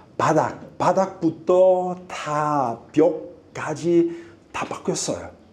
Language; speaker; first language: Korean; non-native, learner; Italian